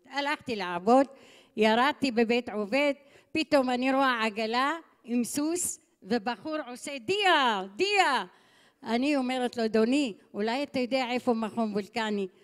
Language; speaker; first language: Hebrew; non-native, fluent; Arabic